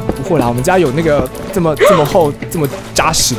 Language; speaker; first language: Chinese; native; Chinese